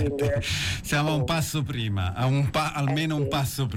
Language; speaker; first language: Italian; native; Italian